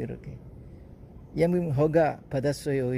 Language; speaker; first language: Korean; non-native, learner; Javanese